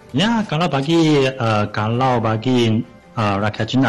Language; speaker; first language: Malay; non-native, fluent; Chinese